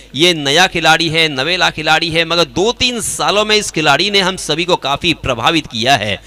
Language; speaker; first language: Hindi; non-native, local second language; Marathi